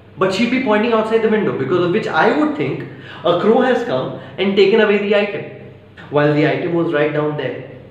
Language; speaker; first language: English; non-native, local second language; Maithili